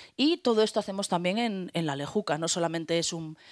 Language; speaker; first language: Spanish; native; Spanish